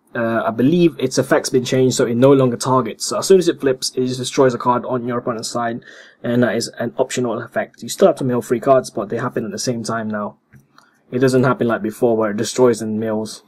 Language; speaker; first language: English; native; English